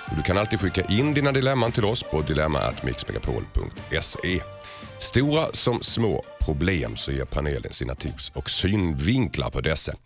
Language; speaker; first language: Swedish; native; Swedish